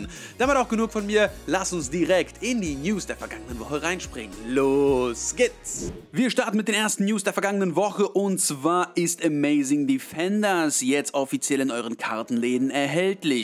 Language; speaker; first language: German; native; German